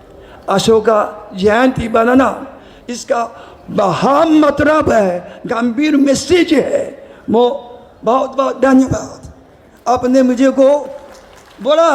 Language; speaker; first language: Hindi; non-native, learner; Japanese